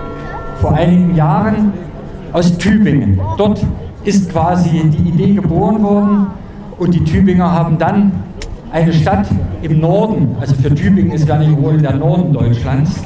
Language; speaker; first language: German; native; German